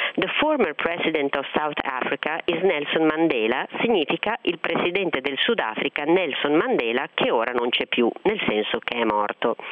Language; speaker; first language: Italian; native; Italian